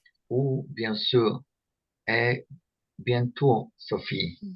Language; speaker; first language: French; non-native, learner; Polish